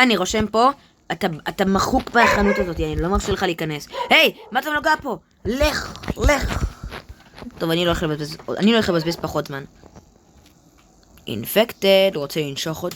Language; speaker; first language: Hebrew; native; Hebrew